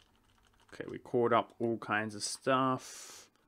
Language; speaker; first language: English; native; English